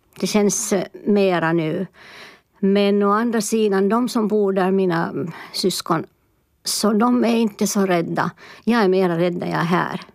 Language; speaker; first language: Swedish; non-native, local second language; Finnish